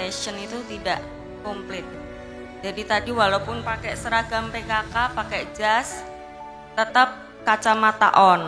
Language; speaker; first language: Indonesian; native; Indonesian